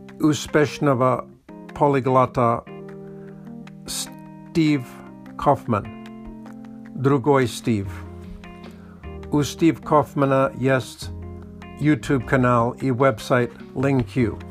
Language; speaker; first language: Russian; non-native, learner; English